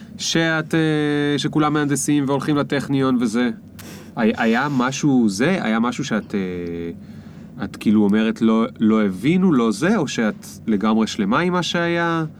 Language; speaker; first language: Hebrew; native; Hebrew